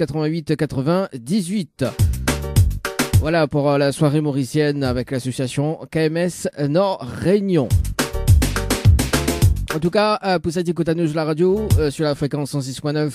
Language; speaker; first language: French; native; French